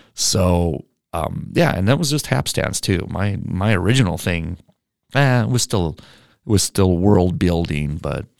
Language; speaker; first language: English; native; English